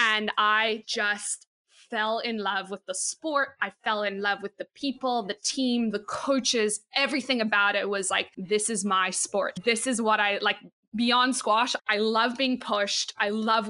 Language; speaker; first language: English; native; English